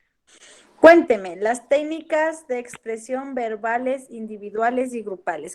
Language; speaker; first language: Spanish; native; Spanish